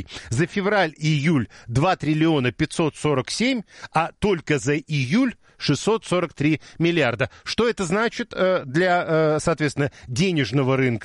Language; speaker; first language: Russian; native; Russian